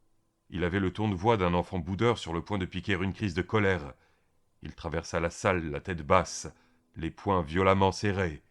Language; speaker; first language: French; native; French